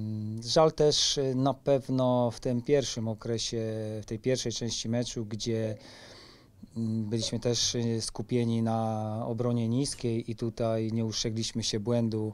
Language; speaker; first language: Polish; native; Polish